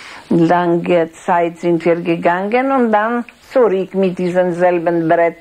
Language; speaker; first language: German; non-native, fluent; Polish